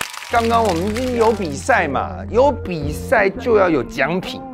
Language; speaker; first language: Chinese; native; Chinese